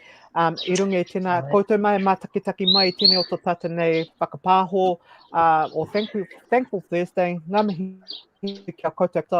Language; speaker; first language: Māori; non-native, local second language; English